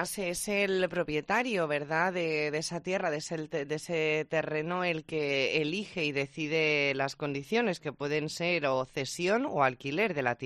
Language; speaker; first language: Spanish; native; Spanish